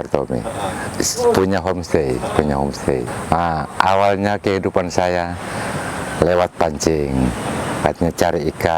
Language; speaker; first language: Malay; non-native, local second language; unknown